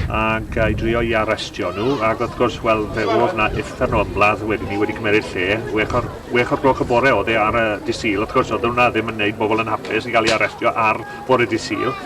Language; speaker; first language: Welsh; native; Welsh